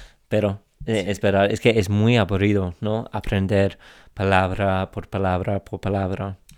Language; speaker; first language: Spanish; non-native, fluent; English